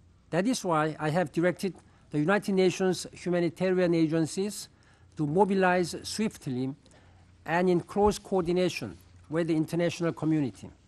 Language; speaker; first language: English; non-native, fluent; Korean